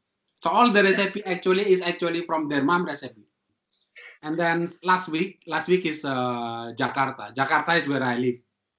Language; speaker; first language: English; non-native, fluent; Indonesian